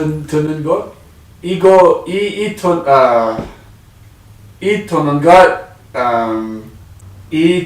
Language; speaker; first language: Korean; non-native, learner; English